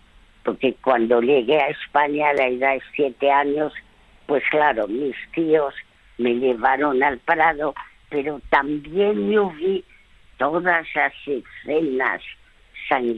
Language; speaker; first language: Spanish; early bilingual, other home language; French